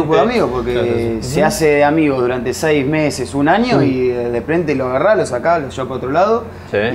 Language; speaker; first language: Spanish; native; Spanish